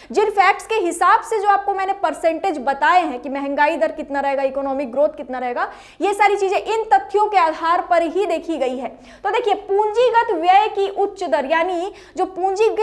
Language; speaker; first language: Hindi; native; Hindi